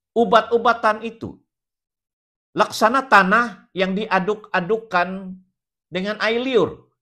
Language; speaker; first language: Malay; non-native, local second language; Central Dusun